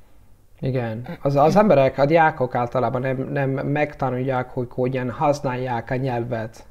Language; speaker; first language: Hungarian; non-native, learner; Italian